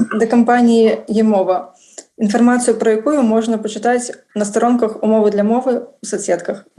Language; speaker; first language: Belarusian; non-native, local second language; Russian